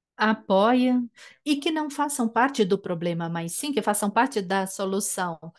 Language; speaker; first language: Portuguese; non-native, fluent; German